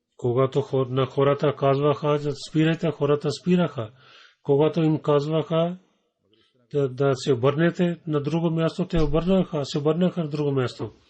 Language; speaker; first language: Bulgarian; non-native, fluent; Urdu